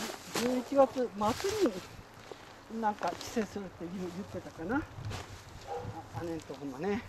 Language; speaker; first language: Japanese; native; Japanese